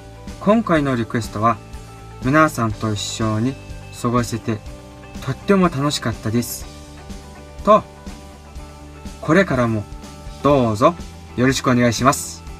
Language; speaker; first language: Japanese; non-native, fluent; Mongolian